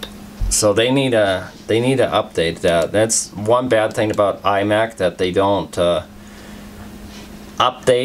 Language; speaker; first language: English; native; English